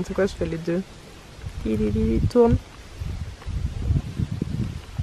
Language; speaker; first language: French; native; French